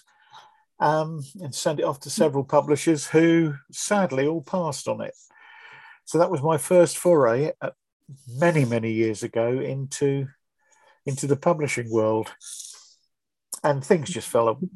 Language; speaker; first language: English; native; English